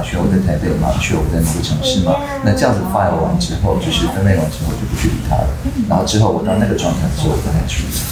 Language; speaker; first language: Chinese; native; Chinese